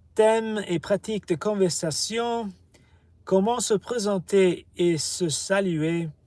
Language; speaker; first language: French; non-native, learner; English